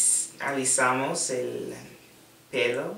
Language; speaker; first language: Spanish; non-native, learner; English